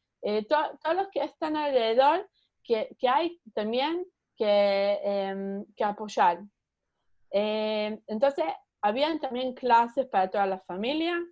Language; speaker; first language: Spanish; early bilingual, heritage; Spanish